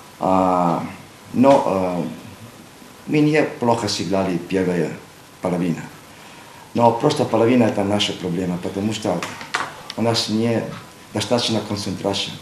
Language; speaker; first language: Russian; non-native, learner; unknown